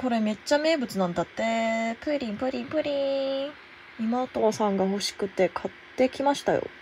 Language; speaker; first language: Japanese; non-native, fluent; Korean